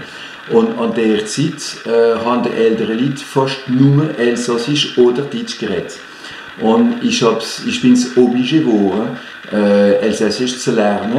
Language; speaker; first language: German; non-native, fluent; French